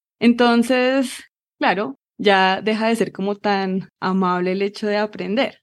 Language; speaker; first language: Spanish; native; Spanish